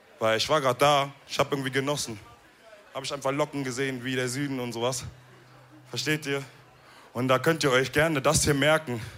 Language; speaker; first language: German; early bilingual, other home language; Wolof